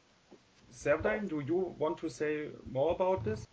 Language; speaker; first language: English; non-native, fluent; German